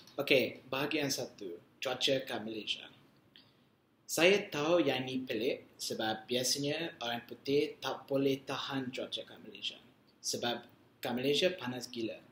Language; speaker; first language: Malay; non-native, learner; English